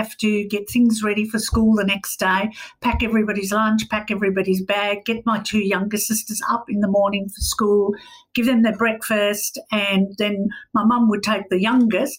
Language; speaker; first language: English; native; English